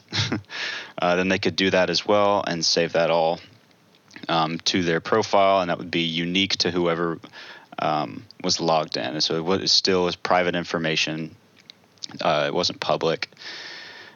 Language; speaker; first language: English; native; English